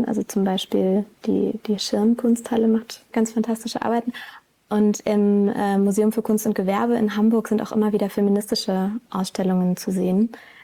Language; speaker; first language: German; native; German